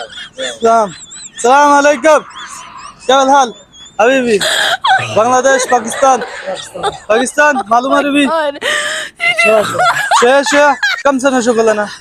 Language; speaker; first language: Arabic; non-native, learner; Bangla